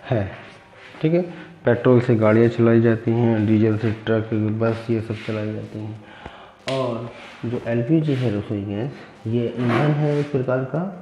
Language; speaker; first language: Hindi; native; Hindi